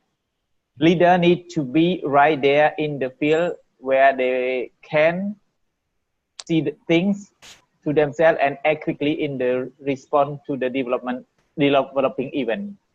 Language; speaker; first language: English; non-native, learner; Vietnamese